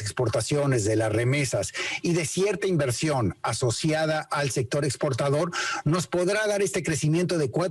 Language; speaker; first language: Spanish; native; Spanish